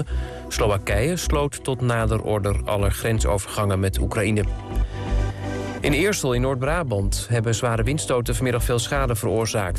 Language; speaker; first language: Dutch; native; Dutch